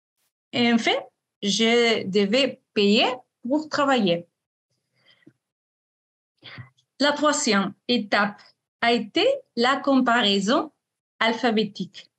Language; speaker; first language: French; non-native, fluent; Spanish